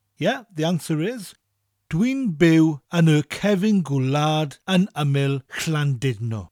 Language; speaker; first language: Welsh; non-native, fluent; English